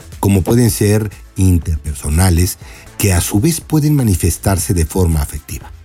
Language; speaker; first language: Spanish; native; Spanish